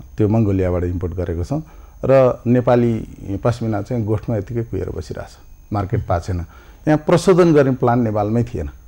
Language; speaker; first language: Nepali; native; Nepali